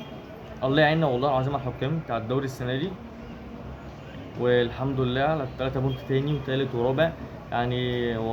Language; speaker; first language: Arabic; native; Arabic